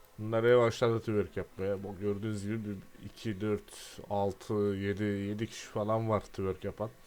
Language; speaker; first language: Turkish; native; Turkish